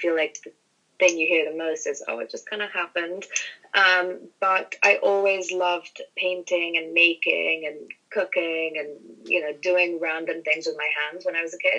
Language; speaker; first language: English; native; English